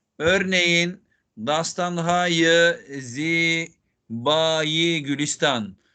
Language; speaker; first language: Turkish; native; Turkish